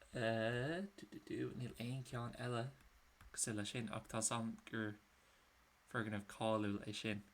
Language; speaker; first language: Irish; native; Irish